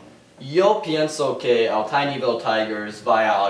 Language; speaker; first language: Spanish; non-native, learner; English